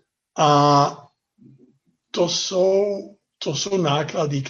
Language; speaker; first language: Czech; non-native, fluent; Dutch